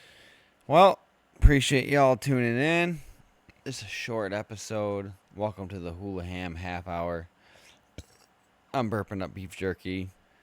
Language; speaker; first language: English; native; English